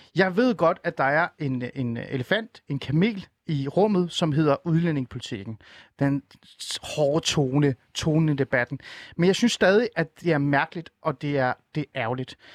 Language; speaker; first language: Danish; early bilingual, other home language; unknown